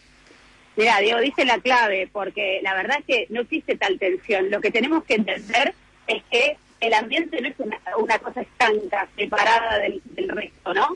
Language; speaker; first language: Spanish; native; Spanish